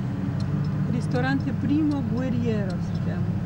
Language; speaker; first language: Italian; non-native, fluent; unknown